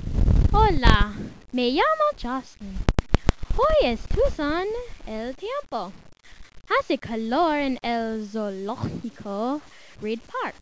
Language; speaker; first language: Spanish; non-native, learner; English